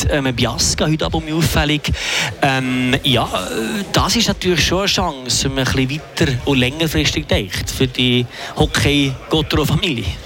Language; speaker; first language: German; native; German